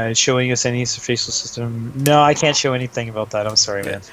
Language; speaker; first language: English; native; English